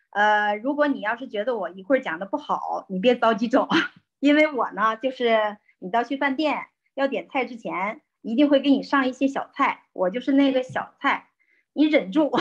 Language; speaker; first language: Chinese; native; Chinese